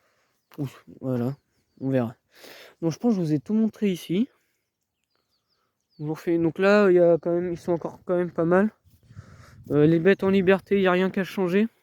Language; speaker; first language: French; native; French